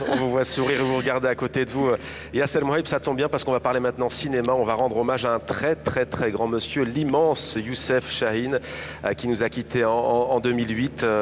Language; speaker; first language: French; native; French